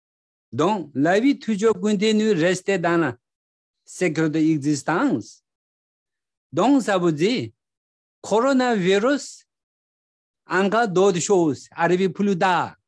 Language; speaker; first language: French; non-native, learner; Tibetan